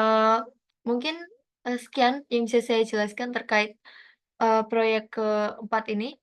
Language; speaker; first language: Indonesian; native; Indonesian